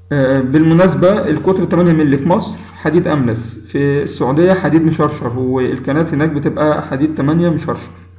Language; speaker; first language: Arabic; native; Arabic